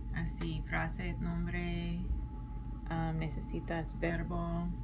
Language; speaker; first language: Spanish; non-native, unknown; English